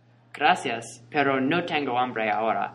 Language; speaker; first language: Spanish; non-native, learner; English